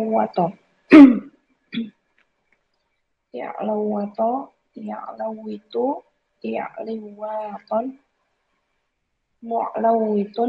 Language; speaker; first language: Arabic; non-native, learner; Indonesian